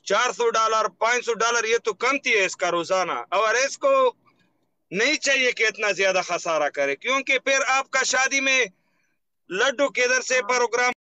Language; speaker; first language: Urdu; non-native, local second language; Pashto